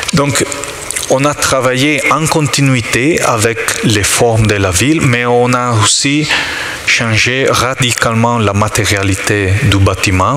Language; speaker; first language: French; non-native, learner; Italian